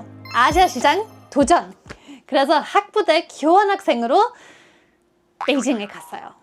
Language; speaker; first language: Korean; non-native, fluent; German